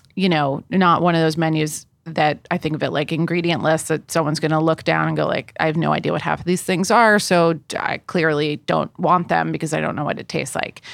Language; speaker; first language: English; native; English